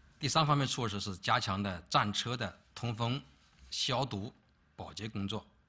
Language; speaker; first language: Chinese; native; Chinese